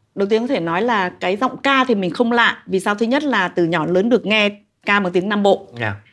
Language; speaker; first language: Vietnamese; native; Vietnamese